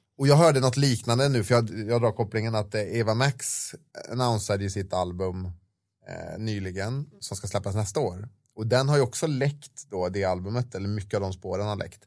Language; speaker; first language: Swedish; native; Swedish